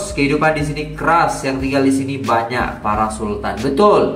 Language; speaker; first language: Indonesian; native; Indonesian